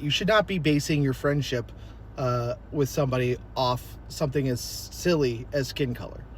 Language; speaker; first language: English; native; English